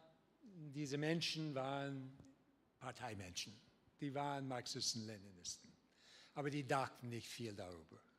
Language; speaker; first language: German; non-native, learner; English